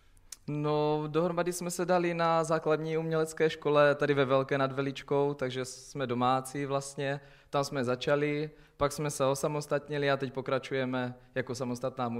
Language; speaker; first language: Czech; native; Czech